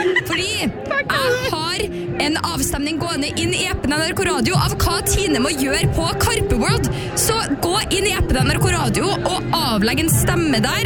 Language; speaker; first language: Norwegian; native; Norwegian